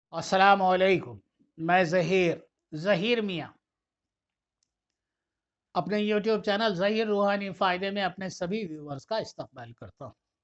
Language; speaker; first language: Urdu; native; Urdu